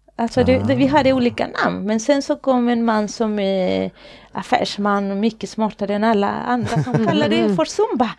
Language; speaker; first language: Swedish; non-native, fluent; Spanish